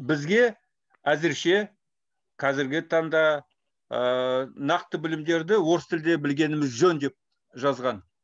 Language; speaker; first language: Kazakh; non-native, local second language; Russian